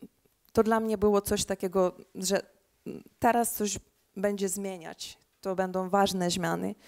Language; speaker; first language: Polish; early bilingual, heritage; Polish